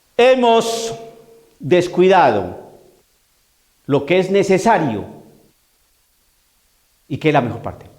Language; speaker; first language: Spanish; native; Spanish